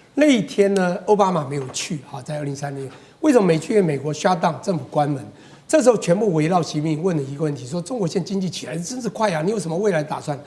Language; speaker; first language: Chinese; native; Chinese